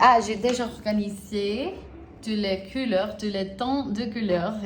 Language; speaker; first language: French; non-native, learner; Spanish